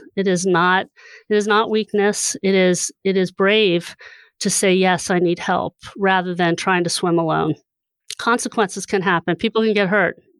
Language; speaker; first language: English; native; English